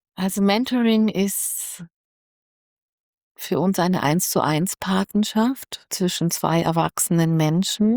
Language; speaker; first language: German; native; German